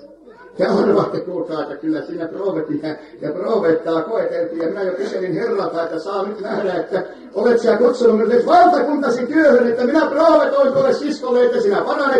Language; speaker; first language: Finnish; native; Finnish